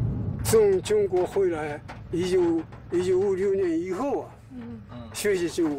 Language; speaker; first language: Chinese; non-native, learner; Japanese